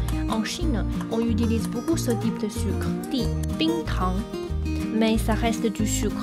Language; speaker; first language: French; non-native, fluent; Chinese